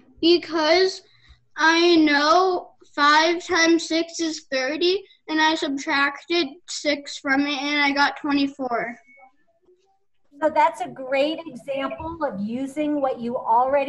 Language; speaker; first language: English; native; English